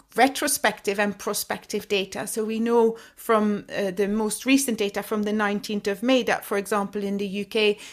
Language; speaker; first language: English; non-native, fluent; Dutch